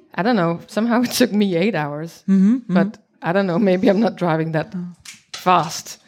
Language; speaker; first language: English; non-native, fluent; Danish